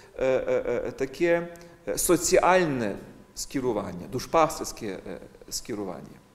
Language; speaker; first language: Ukrainian; native; Ukrainian